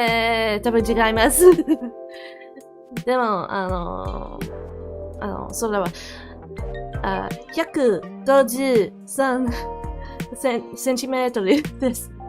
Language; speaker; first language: Japanese; non-native, learner; English